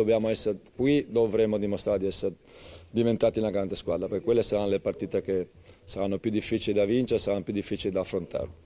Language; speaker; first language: Italian; native; Italian